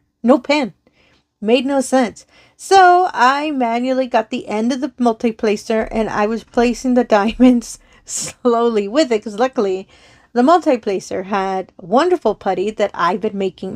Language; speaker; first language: English; native; English